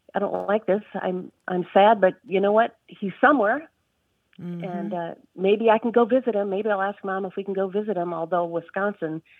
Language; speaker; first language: English; native; English